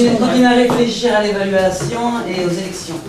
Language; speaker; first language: French; native; French